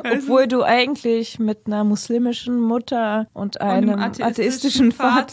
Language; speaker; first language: German; non-native, fluent; Russian